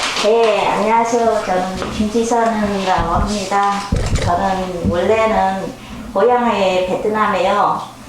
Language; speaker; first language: Korean; non-native, learner; Vietnamese